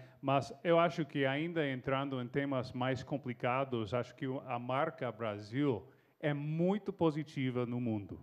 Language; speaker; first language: Portuguese; non-native, fluent; English